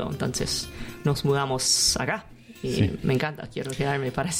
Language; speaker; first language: Spanish; non-native, learner; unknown